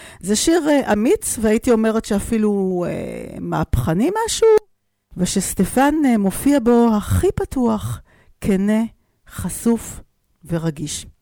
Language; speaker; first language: Hebrew; native; Hebrew